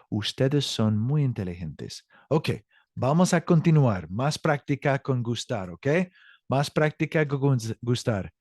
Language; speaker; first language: Spanish; non-native, learner; English